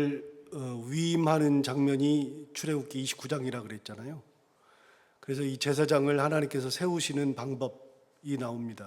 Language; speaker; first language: Korean; native; Korean